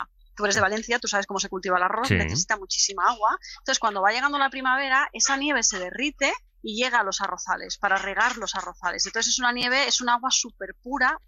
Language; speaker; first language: Spanish; native; Spanish